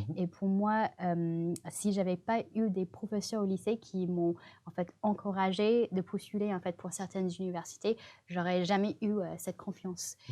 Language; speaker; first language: French; non-native, fluent; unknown